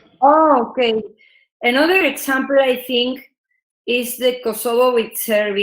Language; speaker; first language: English; non-native, learner; Spanish